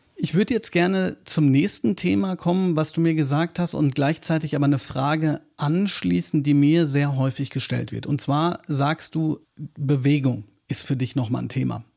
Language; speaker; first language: German; native; German